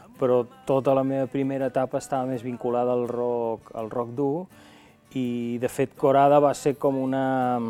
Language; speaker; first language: Catalan; non-native, local second language; Spanish